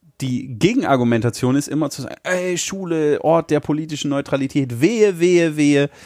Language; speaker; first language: German; native; German